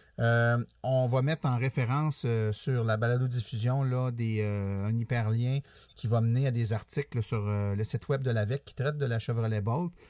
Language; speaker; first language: French; native; French